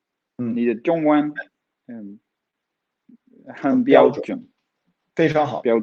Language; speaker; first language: Chinese; non-native, learner; Swedish